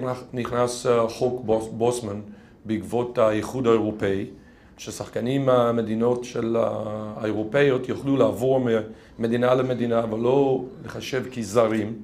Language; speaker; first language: Hebrew; non-native, fluent; English